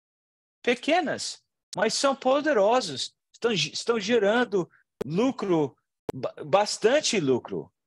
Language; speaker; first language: Portuguese; non-native, learner; English